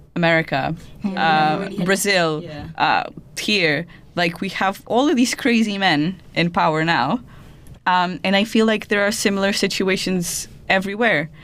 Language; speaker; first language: English; non-native, fluent; Portuguese